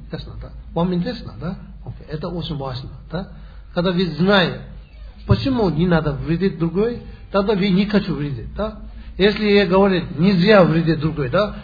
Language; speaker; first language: Russian; non-native, learner; Tibetan